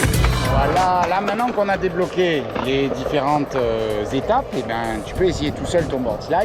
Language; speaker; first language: French; native; French